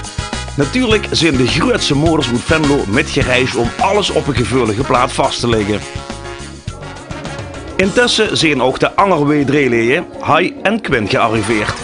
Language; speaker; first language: Dutch; native; Dutch